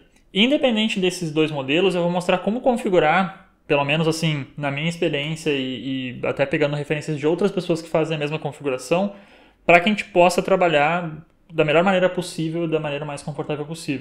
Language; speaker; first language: Portuguese; native; Portuguese